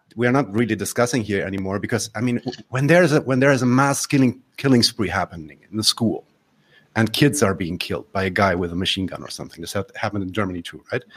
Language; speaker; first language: English; non-native, fluent; Polish